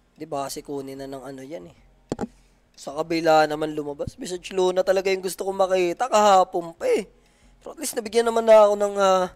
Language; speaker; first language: Filipino; native; Filipino